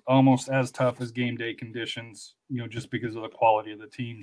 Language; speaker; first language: English; native; English